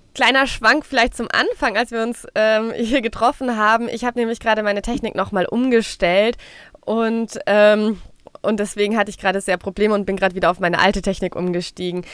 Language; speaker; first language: German; native; German